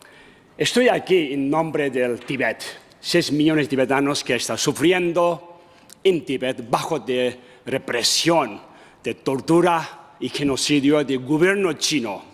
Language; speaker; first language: Spanish; non-native, learner; Tibetan